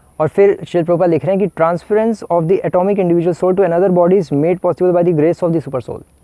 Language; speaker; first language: Hindi; native; Hindi